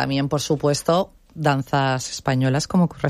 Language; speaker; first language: Spanish; native; Spanish